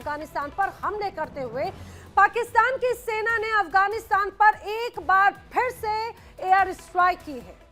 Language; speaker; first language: Hindi; native; Hindi